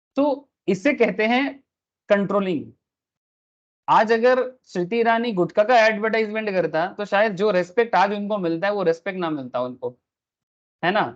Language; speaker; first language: Hindi; non-native, local second language; Bangla